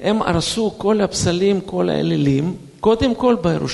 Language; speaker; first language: Hebrew; non-native, fluent; Russian